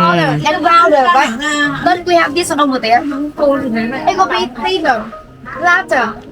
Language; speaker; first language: English; non-native, fluent; Vietnamese